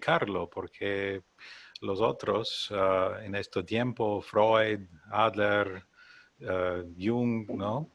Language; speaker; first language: Spanish; non-native, learner; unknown